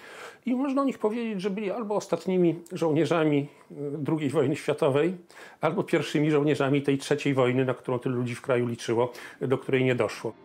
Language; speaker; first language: Polish; native; Polish